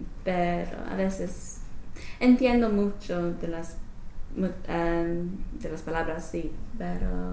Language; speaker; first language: Spanish; non-native, learner; English